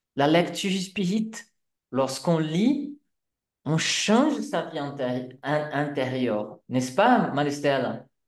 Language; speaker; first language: French; non-native, fluent; Portuguese